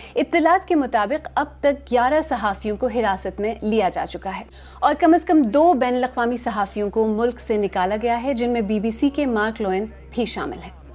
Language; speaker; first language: Urdu; native; Urdu